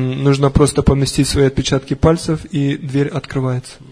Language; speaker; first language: Russian; native; Russian